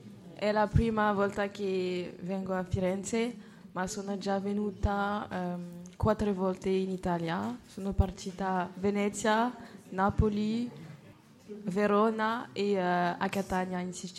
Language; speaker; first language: Italian; non-native, learner; French